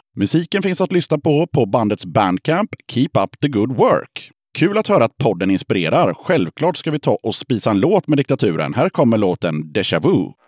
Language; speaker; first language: Swedish; native; Swedish